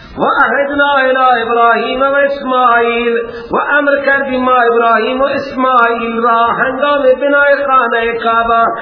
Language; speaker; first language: Persian; native; Persian